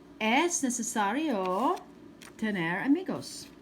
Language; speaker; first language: Spanish; non-native, fluent; English